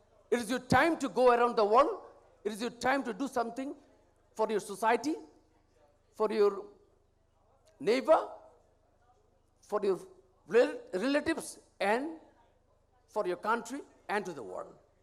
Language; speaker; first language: English; non-native, local second language; Bangla